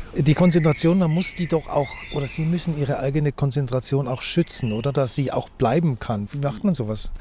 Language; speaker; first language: German; native; German